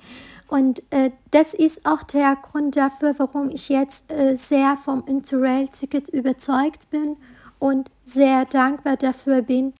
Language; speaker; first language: German; non-native, fluent; Arabic